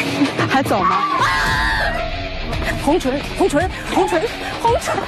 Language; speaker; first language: Chinese; native; Chinese